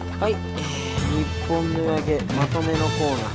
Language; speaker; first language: Japanese; native; Japanese